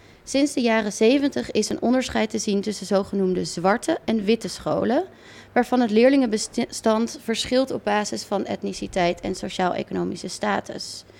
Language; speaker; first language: Dutch; native; Dutch